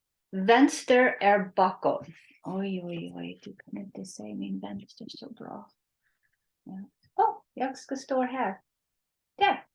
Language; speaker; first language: Swedish; non-native, learner; English